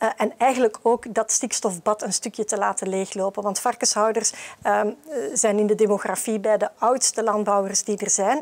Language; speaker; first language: Dutch; native; Dutch